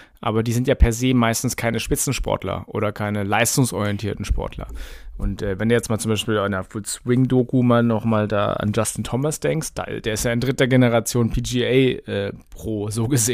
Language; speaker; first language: German; native; German